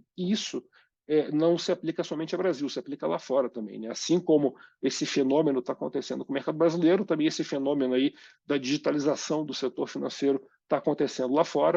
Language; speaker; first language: Portuguese; native; Portuguese